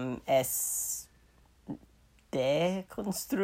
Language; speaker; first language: Spanish; non-native, learner; English